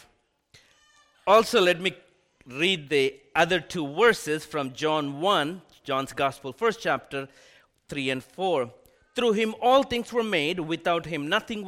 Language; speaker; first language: English; non-native, local second language; Telugu